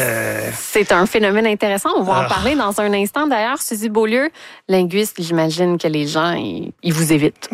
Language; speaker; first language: French; native; French